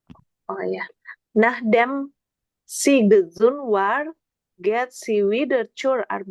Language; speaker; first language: German; non-native, learner; Indonesian